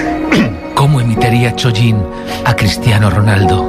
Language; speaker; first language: Spanish; native; Spanish